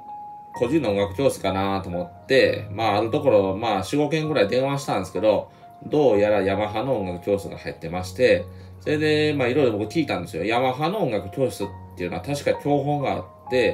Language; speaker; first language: Japanese; native; Japanese